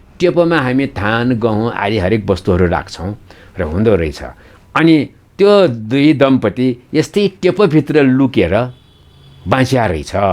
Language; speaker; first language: Nepali; non-native, local second language; Newari